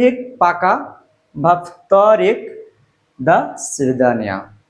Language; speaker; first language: Russian; non-native, learner; Bangla